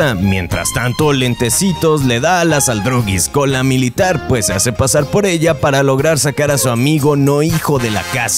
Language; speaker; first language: Spanish; native; Spanish